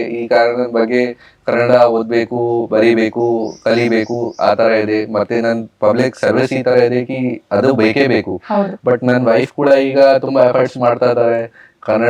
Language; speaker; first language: Kannada; non-native, local second language; Hindi